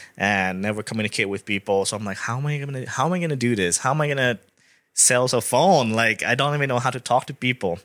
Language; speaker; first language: English; non-native, fluent; Thai